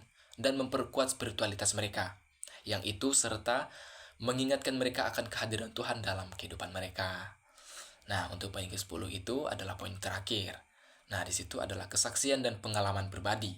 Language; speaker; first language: Indonesian; native; Indonesian